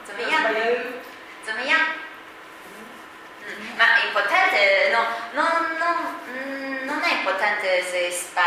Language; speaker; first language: Italian; non-native, fluent; Chinese